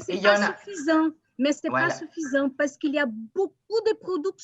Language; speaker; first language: French; non-native, fluent; Portuguese